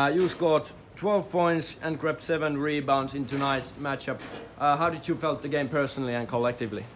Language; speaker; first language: English; non-native, fluent; Finnish